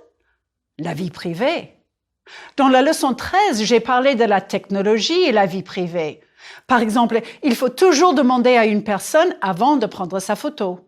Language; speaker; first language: French; non-native, fluent; English